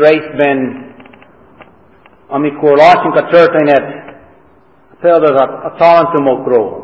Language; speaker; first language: Hungarian; non-native, fluent; English